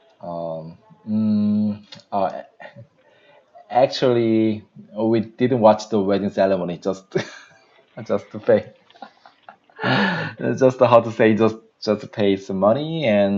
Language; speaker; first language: English; non-native, learner; Korean